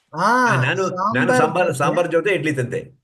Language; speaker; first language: Kannada; non-native, learner; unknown